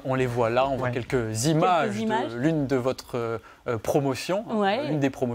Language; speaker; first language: French; native; French